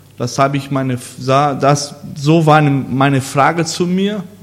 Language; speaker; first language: German; non-native, learner; Portuguese